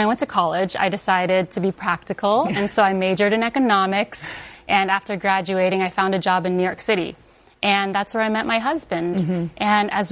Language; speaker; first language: English; non-native, local second language; Chinese